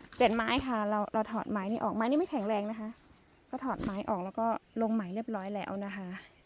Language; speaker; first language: Thai; non-native, local second language; Karen languages